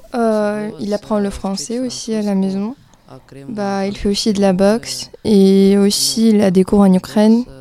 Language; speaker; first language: French; early bilingual, other home language; Ukrainian